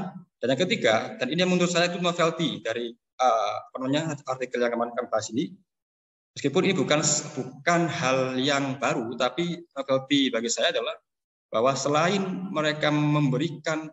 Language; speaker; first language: Indonesian; native; Indonesian